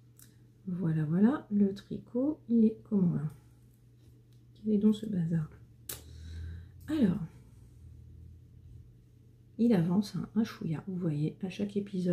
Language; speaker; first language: French; native; French